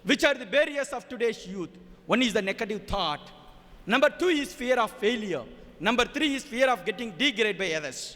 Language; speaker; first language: English; non-native, local second language; Tamil